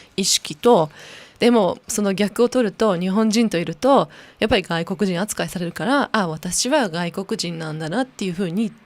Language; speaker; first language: Japanese; non-native, local second language; English